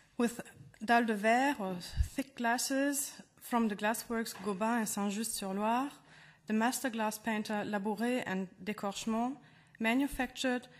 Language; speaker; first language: English; non-native, fluent; German